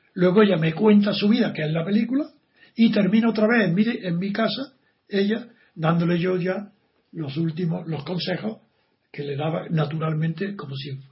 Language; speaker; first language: Spanish; native; Spanish